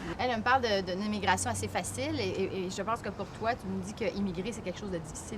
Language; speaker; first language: French; native; French